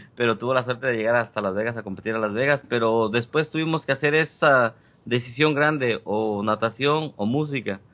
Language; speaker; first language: Spanish; native; Spanish